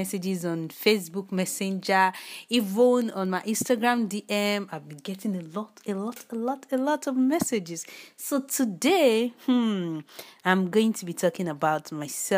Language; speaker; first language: English; non-native, local second language; Yoruba